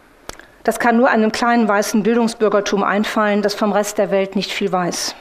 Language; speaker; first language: German; native; German